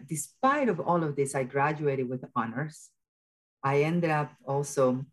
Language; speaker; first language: English; early bilingual, other home language; Spanish